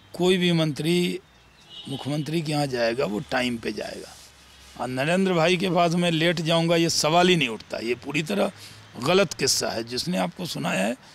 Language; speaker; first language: Hindi; native; Hindi